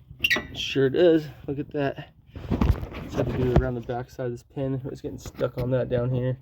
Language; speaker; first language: English; native; English